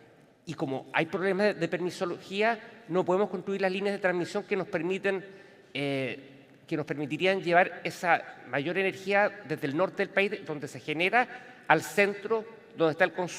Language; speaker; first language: Spanish; native; Spanish